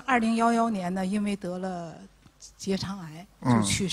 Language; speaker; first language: Chinese; native; Chinese